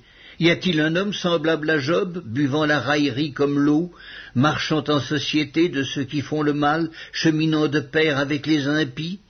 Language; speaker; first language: French; native; French